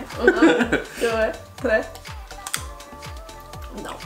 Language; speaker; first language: Italian; non-native, fluent; English